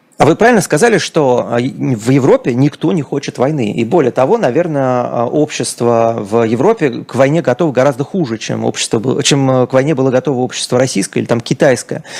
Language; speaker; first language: Russian; native; Russian